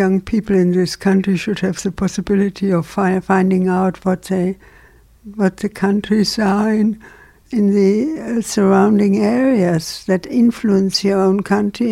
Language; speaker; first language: English; non-native, fluent; German